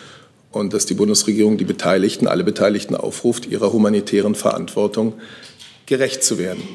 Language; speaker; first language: German; native; German